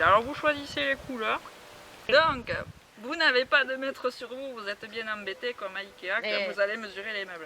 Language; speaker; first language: French; native; French